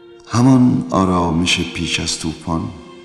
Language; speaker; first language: Persian; native; Persian